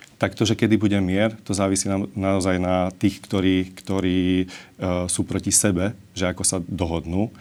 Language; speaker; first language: Slovak; non-native, local second language; Hungarian